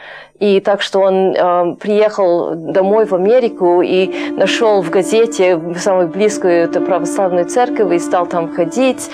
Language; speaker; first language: Russian; non-native, fluent; English